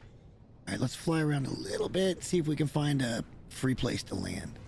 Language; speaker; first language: English; native; English